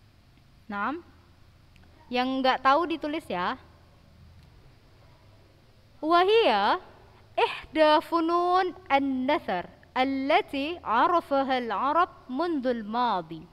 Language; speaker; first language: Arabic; non-native, fluent; Indonesian